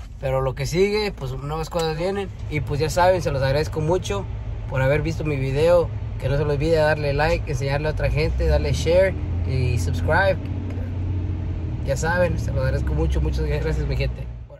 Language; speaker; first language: Spanish; early bilingual, heritage; Spanish